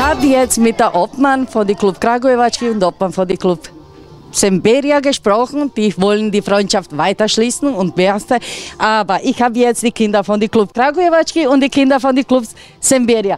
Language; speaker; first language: German; non-native, learner; Croatian